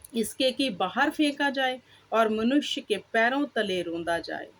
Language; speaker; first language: Hindi; non-native, local second language; Punjabi